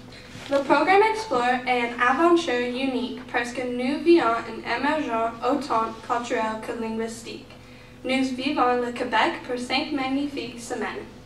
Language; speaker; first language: French; non-native, local second language; English